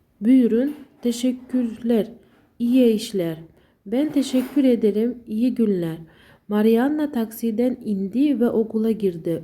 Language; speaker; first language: Turkish; non-native, learner; Uzbek